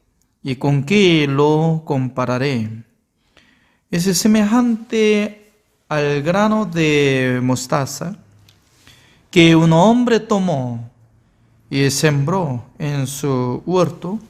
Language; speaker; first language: Spanish; non-native, fluent; Korean